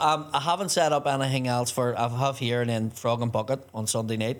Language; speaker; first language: English; native; English